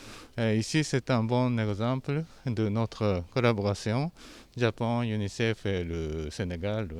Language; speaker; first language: French; non-native, fluent; Japanese